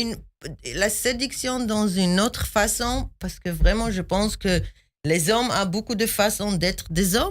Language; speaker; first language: French; non-native, fluent; Hebrew